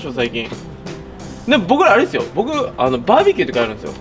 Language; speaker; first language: Japanese; native; Japanese